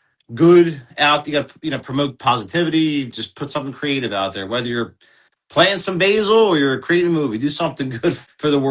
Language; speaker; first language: English; native; English